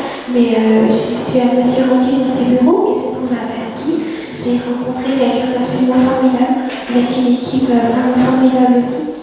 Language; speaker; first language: French; early bilingual, other home language; Vietnamese